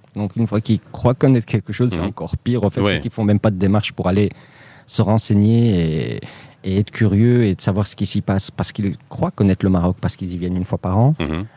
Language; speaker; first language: French; early bilingual, other home language; Riffian